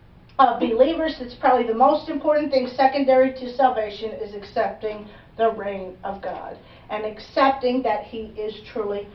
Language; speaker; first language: English; native; English